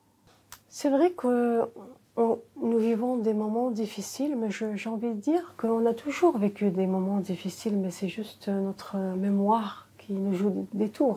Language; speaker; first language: French; non-native, local second language; Arabic